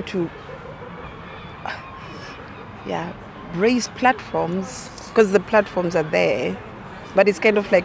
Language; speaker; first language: English; non-native, local second language; Shona